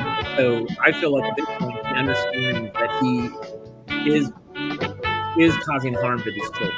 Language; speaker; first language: English; native; English